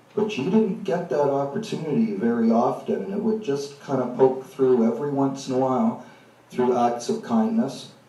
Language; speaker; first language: English; native; English